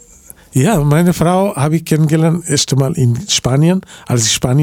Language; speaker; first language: German; non-native, learner; Bangla